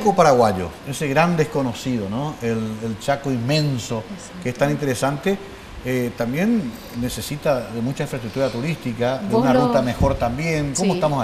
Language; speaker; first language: Spanish; native; Spanish